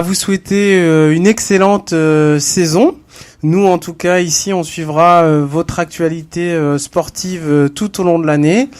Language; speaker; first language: French; native; French